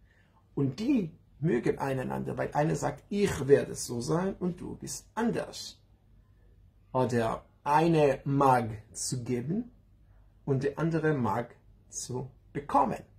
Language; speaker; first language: German; non-native, learner; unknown